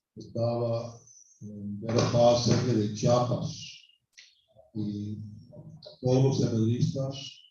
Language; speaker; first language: Spanish; non-native, fluent; English